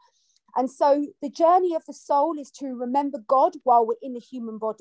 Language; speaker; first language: English; native; English